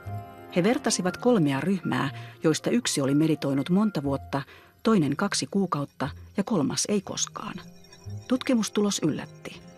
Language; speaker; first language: Finnish; native; Finnish